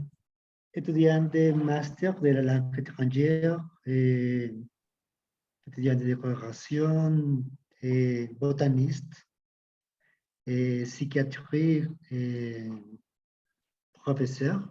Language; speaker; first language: French; non-native, learner; Spanish